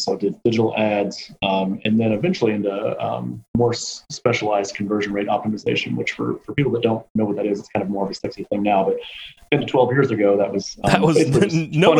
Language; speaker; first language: English; native; English